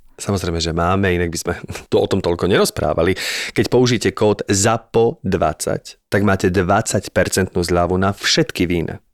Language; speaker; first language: Slovak; native; Slovak